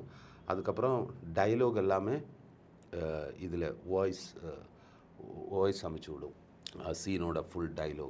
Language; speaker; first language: Tamil; non-native, learner; Malayalam